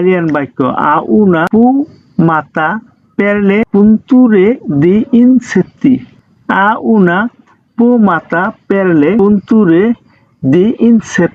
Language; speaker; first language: Italian; non-native, learner; Bangla